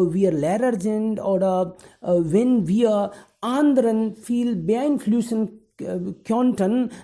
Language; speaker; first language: German; non-native, fluent; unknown